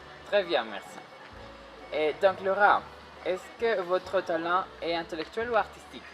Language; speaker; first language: French; non-native, learner; Spanish